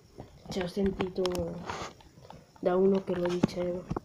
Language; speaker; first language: Italian; native; Italian